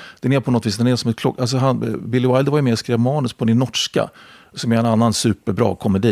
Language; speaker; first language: Swedish; native; Swedish